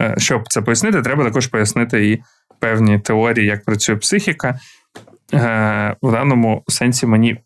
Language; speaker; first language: Ukrainian; non-native, local second language; Russian